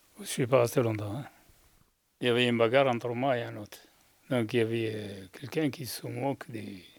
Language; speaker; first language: French; non-native, local second language; Arabic